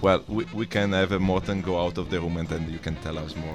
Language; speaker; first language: English; non-native, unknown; Italian